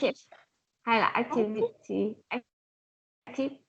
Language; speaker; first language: English; non-native, learner; Vietnamese